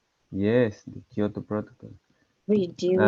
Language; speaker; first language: English; non-native, learner; Spanish